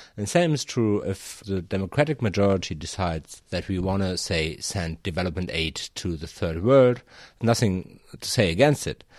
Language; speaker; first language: English; non-native, fluent; German